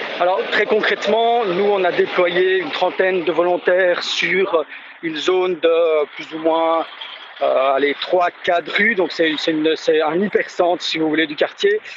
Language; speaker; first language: French; native; French